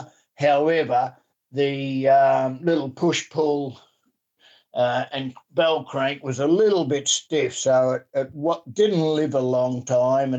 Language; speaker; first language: English; native; English